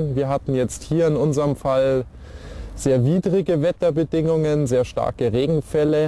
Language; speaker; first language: German; native; German